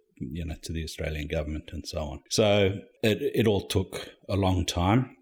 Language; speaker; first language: English; native; English